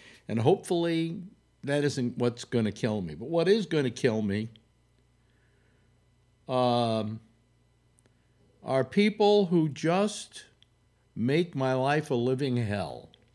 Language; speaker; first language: English; native; English